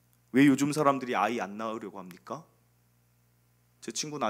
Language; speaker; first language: Korean; native; Korean